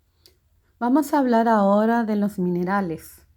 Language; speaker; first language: Spanish; native; Spanish